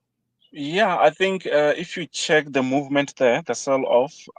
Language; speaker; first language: English; non-native, fluent; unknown